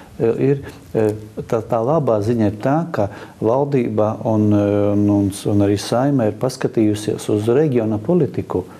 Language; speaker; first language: Latvian; native; Latvian